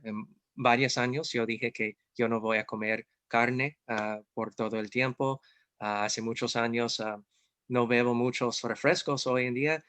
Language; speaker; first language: Spanish; non-native, fluent; English